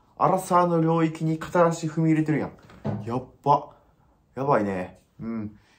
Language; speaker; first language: Japanese; native; Japanese